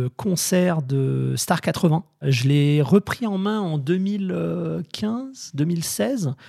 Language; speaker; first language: French; native; French